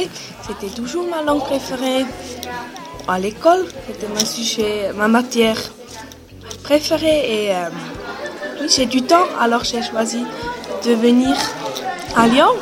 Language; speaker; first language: French; non-native, fluent; German